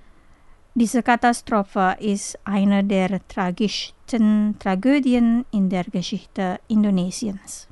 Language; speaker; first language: German; non-native, fluent; Indonesian